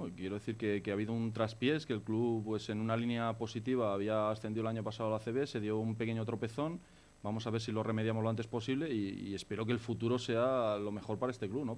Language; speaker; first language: Spanish; native; Spanish